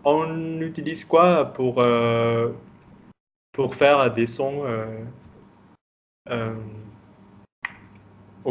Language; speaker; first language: French; non-native, fluent; Vietnamese